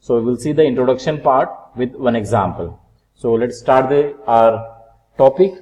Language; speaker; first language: English; non-native, local second language; Hindi